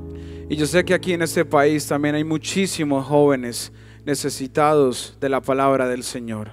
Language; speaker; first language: Spanish; native; Spanish